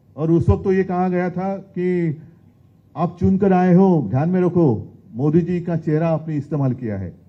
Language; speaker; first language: Hindi; non-native, local second language; Marathi